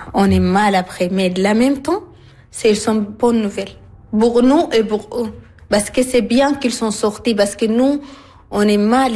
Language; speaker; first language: French; non-native, learner; Arabic